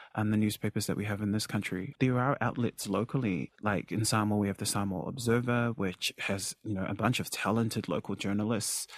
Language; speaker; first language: English; native; English